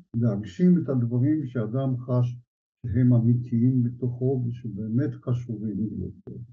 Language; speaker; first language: Hebrew; early bilingual, other home language; Polish